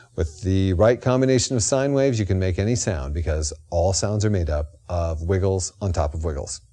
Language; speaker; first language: English; native; English